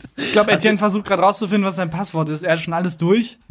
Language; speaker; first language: German; native; German